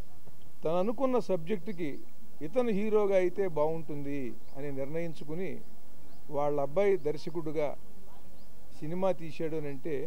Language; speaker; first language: Telugu; native; Telugu